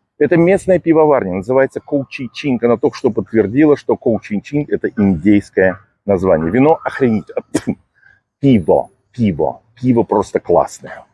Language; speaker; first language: Russian; native; Russian